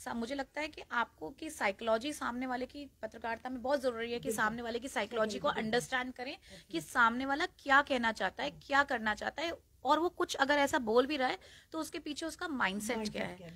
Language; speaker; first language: Hindi; native; Hindi